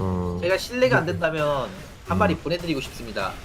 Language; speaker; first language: Korean; native; Korean